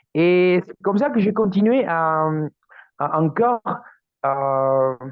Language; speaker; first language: French; non-native, learner; Spanish